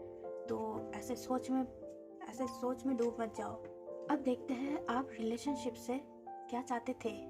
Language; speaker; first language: Hindi; native; Hindi